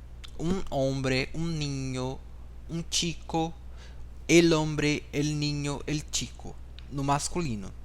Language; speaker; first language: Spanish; non-native, fluent; Portuguese